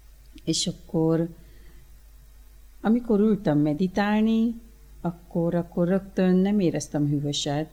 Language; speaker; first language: Hungarian; early bilingual, other home language; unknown